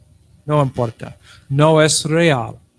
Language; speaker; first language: Spanish; non-native, learner; English